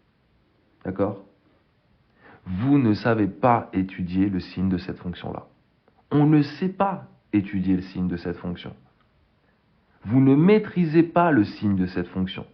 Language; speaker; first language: French; native; French